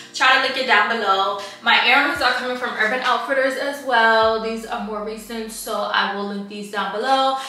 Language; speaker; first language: English; native; English